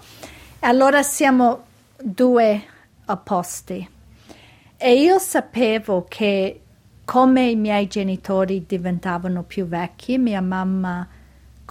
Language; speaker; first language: Italian; early bilingual, heritage; Italian